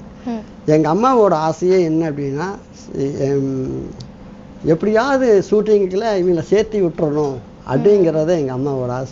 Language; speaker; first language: Tamil; native; Tamil